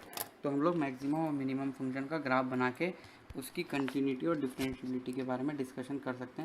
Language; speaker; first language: Hindi; native; Hindi